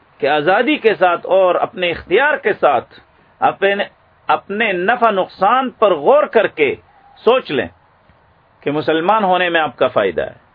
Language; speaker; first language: Urdu; native; Urdu